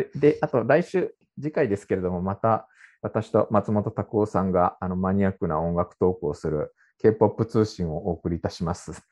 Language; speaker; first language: Japanese; native; Japanese